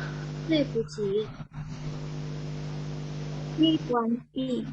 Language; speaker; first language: Chinese; non-native, learner; Indonesian